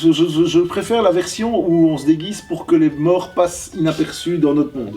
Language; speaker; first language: French; native; French